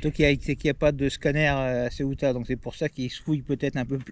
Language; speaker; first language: French; native; French